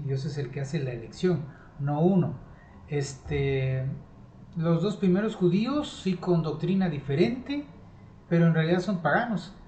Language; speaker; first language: Spanish; native; Spanish